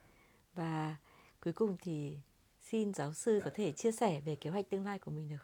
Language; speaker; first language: Vietnamese; native; Vietnamese